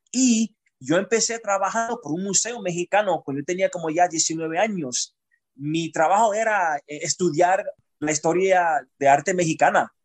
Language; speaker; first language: Spanish; early bilingual, heritage; Spanish